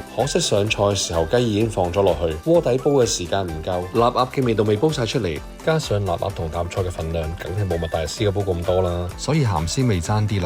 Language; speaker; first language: Cantonese; native; Cantonese